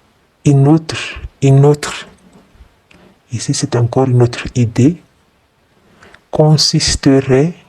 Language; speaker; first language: French; non-native, fluent; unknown